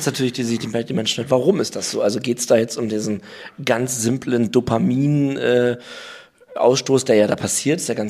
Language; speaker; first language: German; native; German